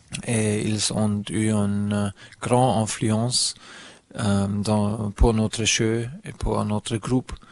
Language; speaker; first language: French; non-native, fluent; German